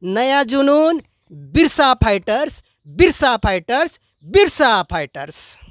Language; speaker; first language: Hindi; non-native, local second language; Marathi